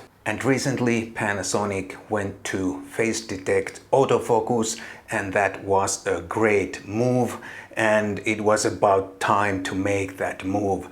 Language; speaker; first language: English; non-native, fluent; Finnish